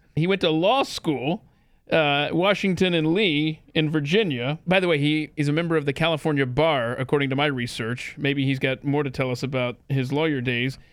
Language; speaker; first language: English; native; English